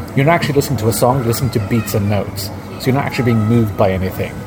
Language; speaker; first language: English; early bilingual, other home language; Arabic